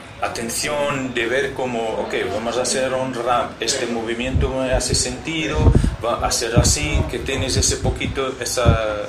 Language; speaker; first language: Spanish; non-native, learner; Portuguese